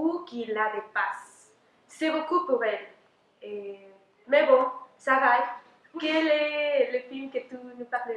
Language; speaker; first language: French; non-native, learner; Spanish